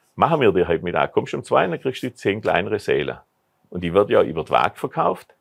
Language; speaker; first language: German; native; German